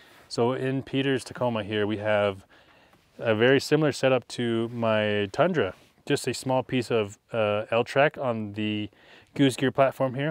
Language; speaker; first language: English; native; English